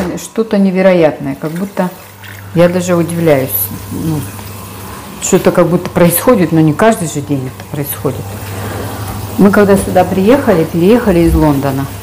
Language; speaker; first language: Russian; native; Russian